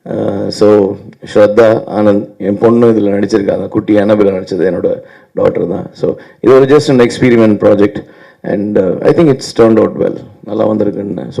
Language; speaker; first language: Tamil; native; Tamil